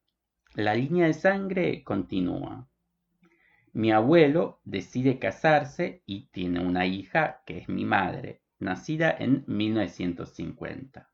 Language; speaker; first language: Spanish; non-native, fluent; Polish